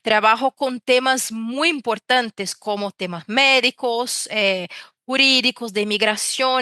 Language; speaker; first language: Spanish; non-native, fluent; Portuguese